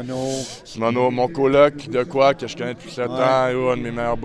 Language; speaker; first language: French; native; French